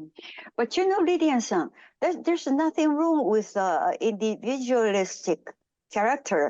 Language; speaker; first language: English; non-native, fluent; Japanese